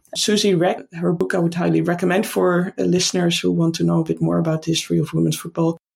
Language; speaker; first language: English; non-native, fluent; Dutch